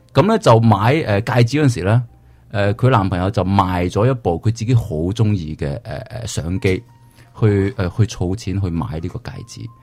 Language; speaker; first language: Cantonese; native; Cantonese